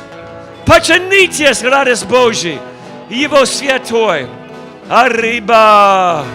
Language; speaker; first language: Russian; non-native, learner; English